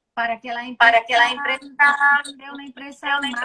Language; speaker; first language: Spanish; non-native, learner; Portuguese